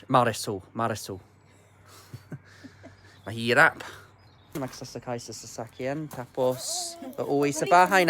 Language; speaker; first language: Filipino; non-native, learner; English